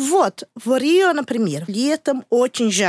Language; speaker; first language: Russian; non-native, learner; Portuguese